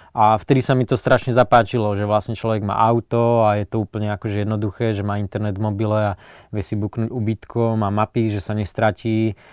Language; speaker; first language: Slovak; native; Slovak